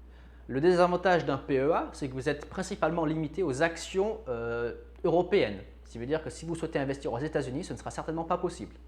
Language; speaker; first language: French; native; French